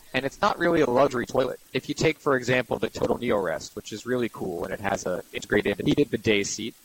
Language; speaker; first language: English; native; English